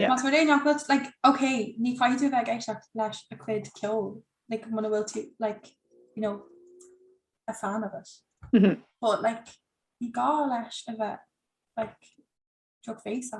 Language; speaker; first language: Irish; non-native, local second language; English